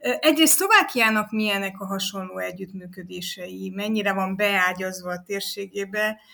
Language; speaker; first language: Hungarian; native; Hungarian